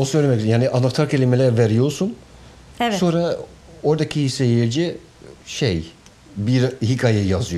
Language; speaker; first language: Turkish; non-native, fluent; Dutch